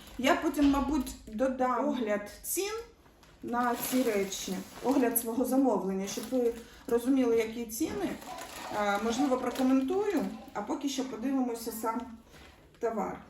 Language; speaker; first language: Ukrainian; native; Ukrainian